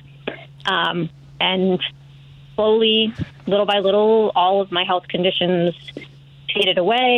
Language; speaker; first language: English; native; English